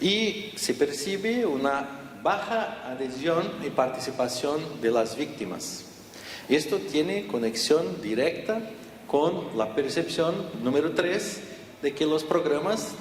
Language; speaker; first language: Spanish; non-native, fluent; Portuguese